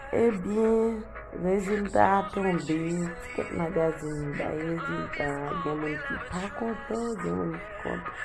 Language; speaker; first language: French; non-native, local second language; Haitian Creole